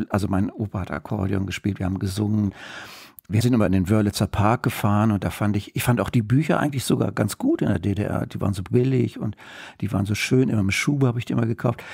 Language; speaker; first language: German; native; German